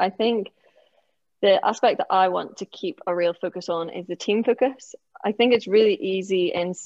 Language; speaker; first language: English; native; English